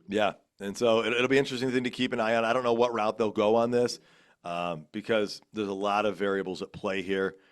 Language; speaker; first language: English; native; English